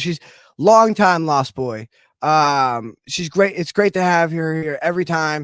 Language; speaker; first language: English; native; English